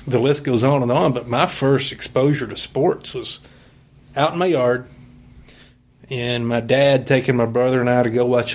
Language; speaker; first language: English; native; English